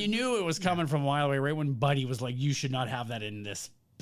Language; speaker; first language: English; native; English